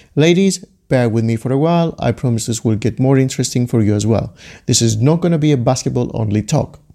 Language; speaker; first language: English; non-native, fluent; Greek